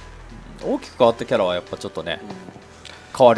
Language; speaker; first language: Japanese; native; Japanese